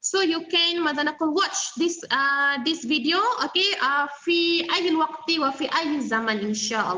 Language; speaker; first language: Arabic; non-native, fluent; Malay